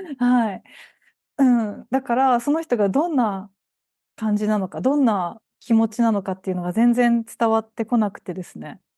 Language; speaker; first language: Japanese; native; Japanese